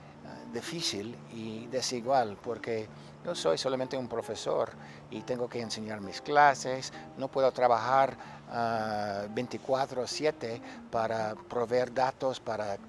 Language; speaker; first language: Spanish; non-native, fluent; English